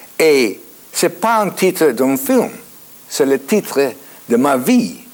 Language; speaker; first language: French; non-native, fluent; English